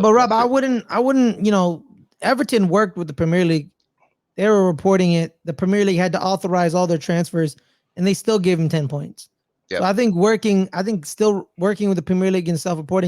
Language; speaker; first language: English; native; English